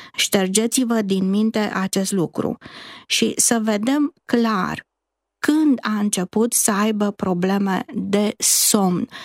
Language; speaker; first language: Romanian; native; Romanian